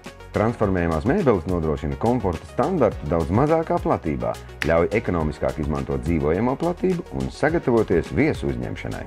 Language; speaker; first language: Latvian; native; Latvian